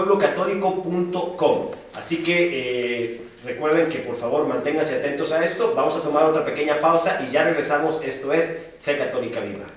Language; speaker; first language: Spanish; native; Spanish